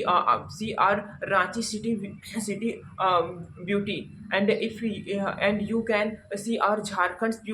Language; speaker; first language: English; non-native, learner; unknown